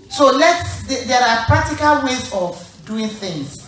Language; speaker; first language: English; non-native, local second language; Igbo